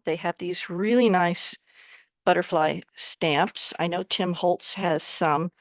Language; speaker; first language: English; native; English